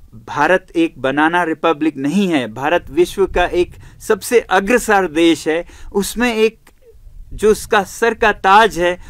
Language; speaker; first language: Hindi; non-native, local second language; Ladakhi